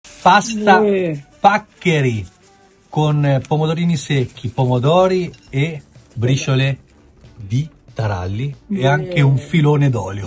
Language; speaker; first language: Italian; native; Italian